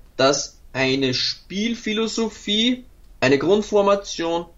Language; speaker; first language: German; native; German